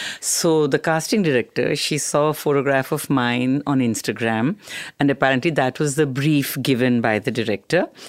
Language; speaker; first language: English; non-native, local second language; Tamil